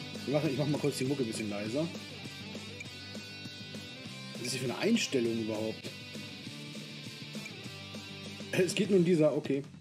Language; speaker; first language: German; native; German